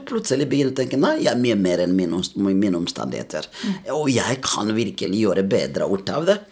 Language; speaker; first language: Norwegian; non-native, fluent; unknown